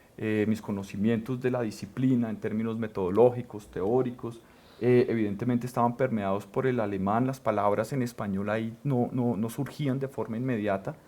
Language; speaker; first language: Spanish; native; Spanish